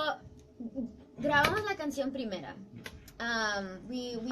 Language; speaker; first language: Spanish; early bilingual, heritage; English